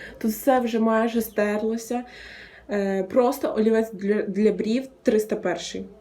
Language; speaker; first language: Ukrainian; non-native, local second language; Russian